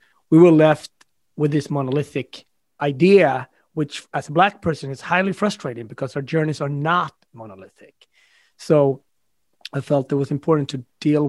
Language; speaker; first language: English; non-native, fluent; Swedish